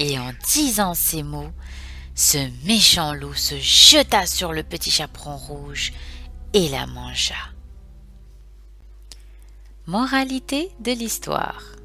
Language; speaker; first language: French; native; French